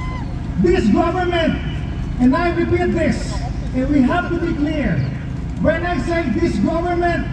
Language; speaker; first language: English; non-native, local second language; Filipino